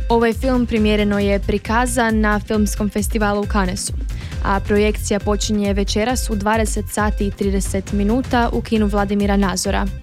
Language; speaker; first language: Croatian; native; Croatian